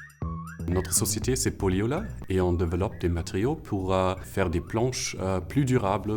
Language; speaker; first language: French; non-native, fluent; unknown